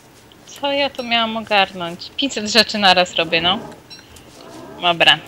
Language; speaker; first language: Polish; native; Polish